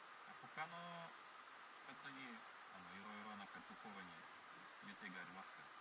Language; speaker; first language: Japanese; non-native, learner; Russian